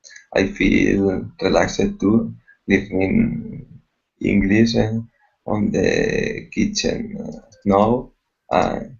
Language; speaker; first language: English; non-native, learner; Spanish